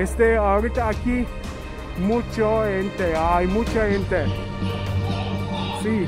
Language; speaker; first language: Spanish; non-native, learner; Turkish